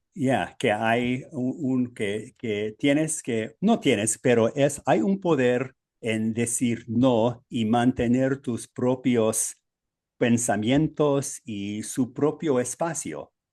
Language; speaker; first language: Spanish; non-native, fluent; English